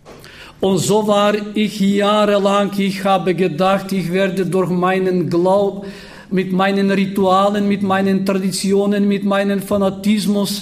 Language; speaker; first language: German; non-native, fluent; Bulgarian